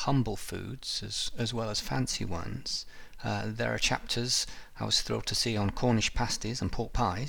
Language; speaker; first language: English; native; English